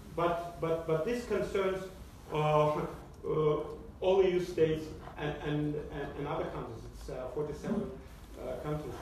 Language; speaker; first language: English; non-native, fluent; Azerbaijani